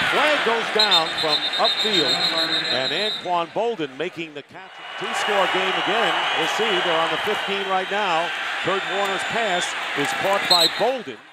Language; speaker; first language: English; native; English